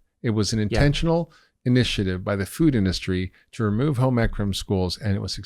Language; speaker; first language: English; native; English